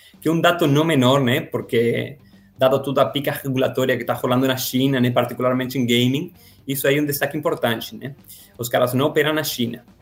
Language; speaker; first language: Portuguese; non-native, fluent; Spanish